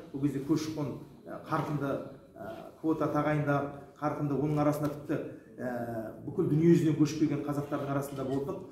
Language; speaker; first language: Kazakh; early bilingual, heritage; Kazakh